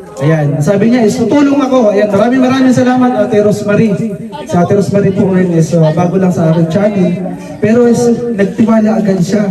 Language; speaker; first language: Filipino; non-native, local second language; Waray